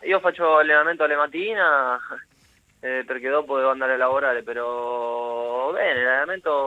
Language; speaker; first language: Italian; non-native, learner; Spanish